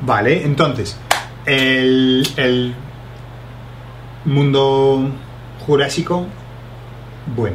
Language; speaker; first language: Spanish; non-native, fluent; English